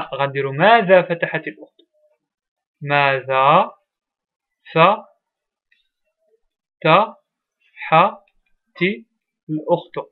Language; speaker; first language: Arabic; native; Arabic